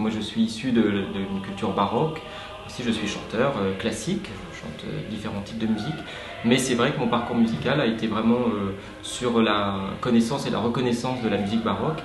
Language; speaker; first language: French; native; French